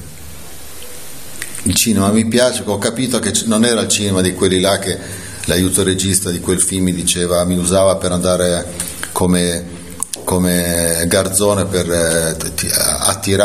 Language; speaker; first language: Italian; native; Italian